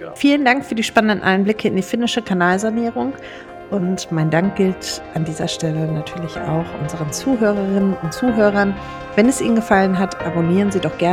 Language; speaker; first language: German; native; German